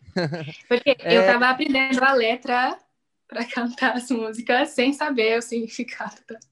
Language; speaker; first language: Portuguese; non-native, fluent; English